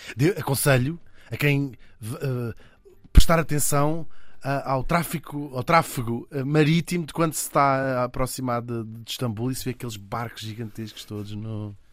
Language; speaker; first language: Portuguese; native; Portuguese